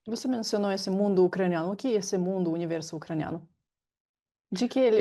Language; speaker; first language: Portuguese; non-native, fluent; Ukrainian